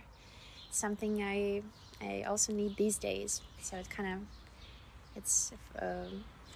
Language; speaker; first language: English; non-native, fluent; Russian